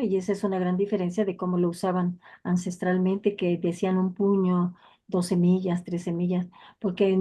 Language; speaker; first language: Spanish; native; Spanish